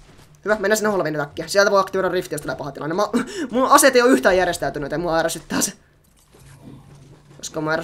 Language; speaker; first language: Finnish; native; Finnish